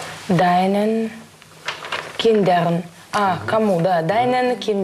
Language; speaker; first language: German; non-native, learner; Russian